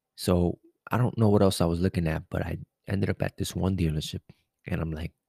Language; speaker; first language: English; native; English